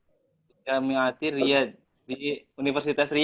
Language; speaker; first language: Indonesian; native; Indonesian